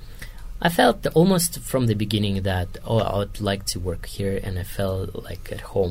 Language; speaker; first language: English; non-native, fluent; Kazakh